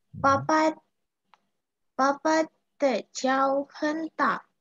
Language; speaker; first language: Chinese; non-native, learner; Indonesian